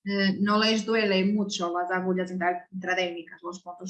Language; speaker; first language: Spanish; non-native, learner; Portuguese